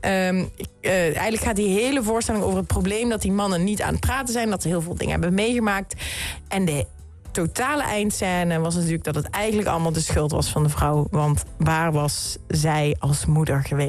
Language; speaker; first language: Dutch; native; Dutch